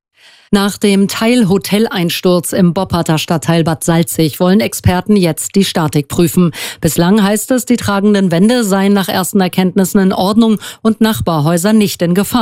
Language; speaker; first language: German; native; German